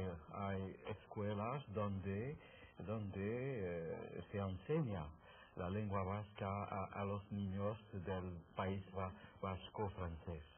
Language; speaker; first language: Spanish; non-native, fluent; French